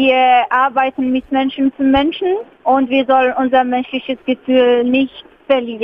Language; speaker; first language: German; non-native, fluent; Arabic